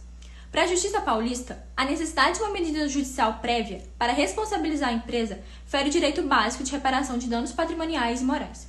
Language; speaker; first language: Portuguese; native; Portuguese